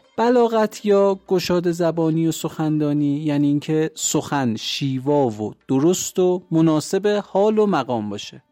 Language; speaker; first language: Persian; native; Persian